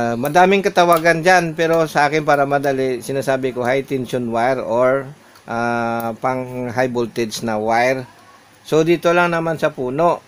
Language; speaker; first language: Filipino; non-native, local second language; Hiligaynon